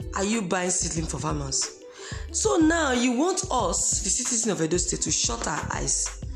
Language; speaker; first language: English; non-native, local second language; Esan